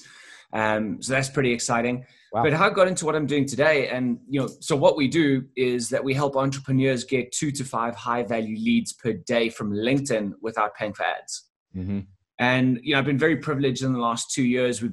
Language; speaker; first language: English; native; English